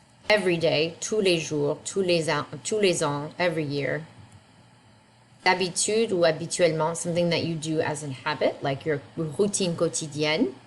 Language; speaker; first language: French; non-native, fluent; English